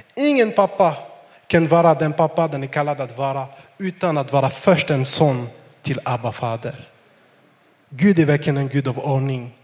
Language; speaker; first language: Swedish; non-native, fluent; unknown